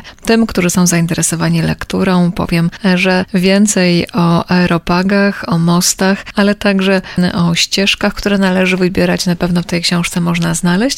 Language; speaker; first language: Polish; native; Polish